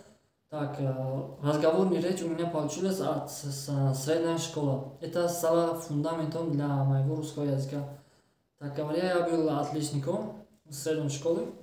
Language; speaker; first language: Russian; non-native, learner; Tajik